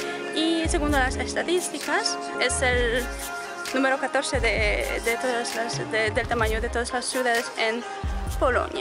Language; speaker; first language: Spanish; non-native, fluent; Polish